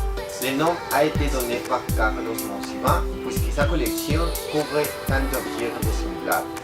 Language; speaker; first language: French; non-native, learner; Spanish